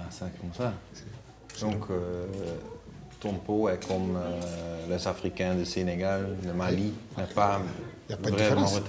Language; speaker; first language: French; non-native, learner; Dutch